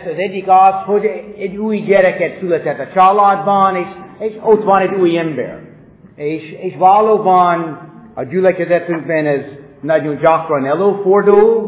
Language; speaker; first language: Hungarian; non-native, fluent; English